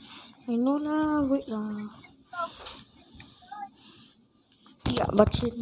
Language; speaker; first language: English; non-native, local second language; Malay